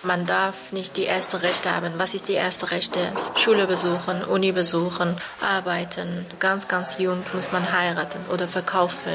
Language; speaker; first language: German; non-native, fluent; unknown